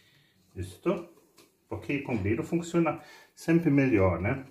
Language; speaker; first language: Portuguese; non-native, fluent; German